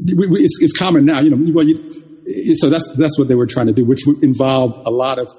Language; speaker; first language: English; early bilingual, other home language; Jamaican Creole English